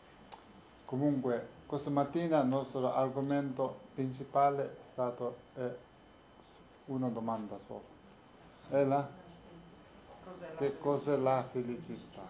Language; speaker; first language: Italian; non-native, learner; Tibetan